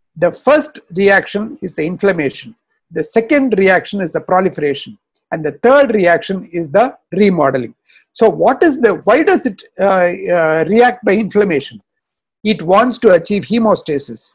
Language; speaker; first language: English; non-native, local second language; Tamil